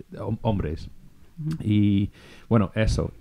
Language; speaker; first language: Spanish; non-native, fluent; English